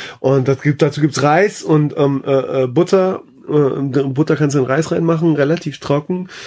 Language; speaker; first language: German; early bilingual, other home language; Persian